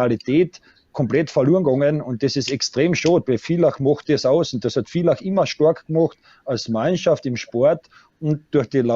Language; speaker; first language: German; native; German